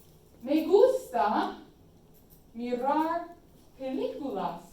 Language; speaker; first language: Spanish; non-native, fluent; English